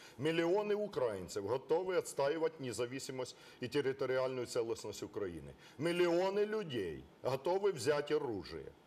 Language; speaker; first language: Russian; non-native, local second language; Ukrainian